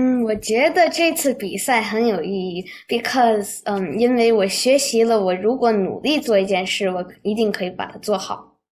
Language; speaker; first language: Chinese; early bilingual, heritage; Chinese